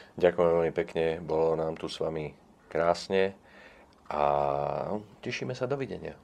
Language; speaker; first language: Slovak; non-native, local second language; Czech